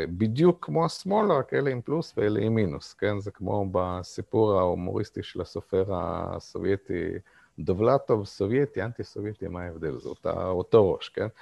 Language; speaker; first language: Hebrew; non-native, fluent; Russian